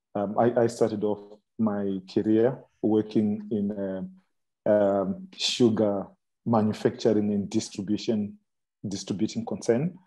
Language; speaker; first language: English; non-native, local second language; Shona